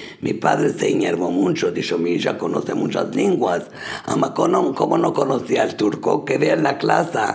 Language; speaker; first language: Spanish; early bilingual, heritage; Spanish